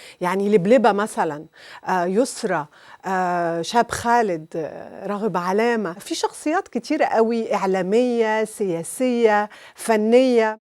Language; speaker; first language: Egyptian Arabic; early bilingual, heritage; Arabic